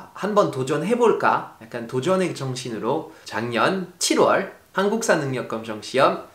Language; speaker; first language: Korean; non-native, fluent; French